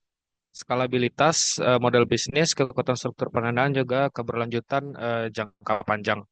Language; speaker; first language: Indonesian; native; Indonesian